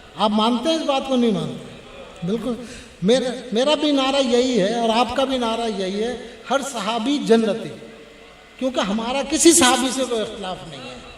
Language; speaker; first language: Urdu; non-native, local second language; Pashto